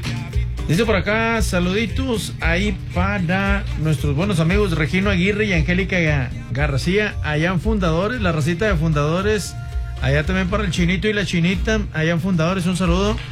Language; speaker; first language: Spanish; native; Spanish